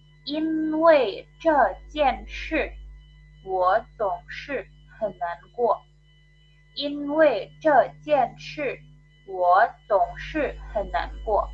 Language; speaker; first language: Chinese; non-native, fluent; Indonesian